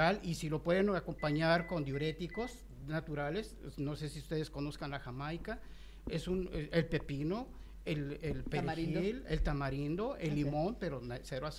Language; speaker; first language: Spanish; native; Spanish